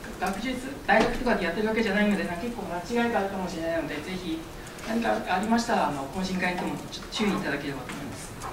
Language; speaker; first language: Japanese; early bilingual, other home language; Chinese